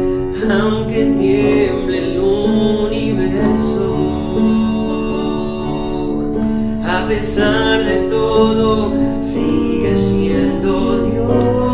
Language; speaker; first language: Spanish; native; Spanish